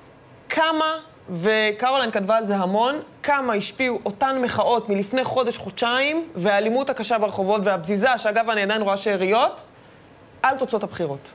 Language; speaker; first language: Hebrew; native; Hebrew